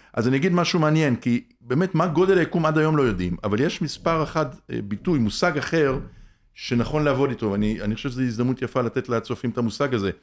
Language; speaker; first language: Hebrew; native; Hebrew